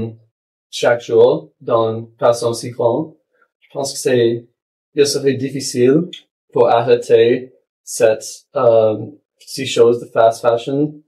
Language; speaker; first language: French; non-native, local second language; English